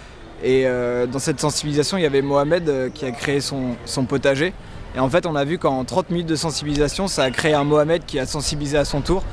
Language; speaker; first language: French; native; French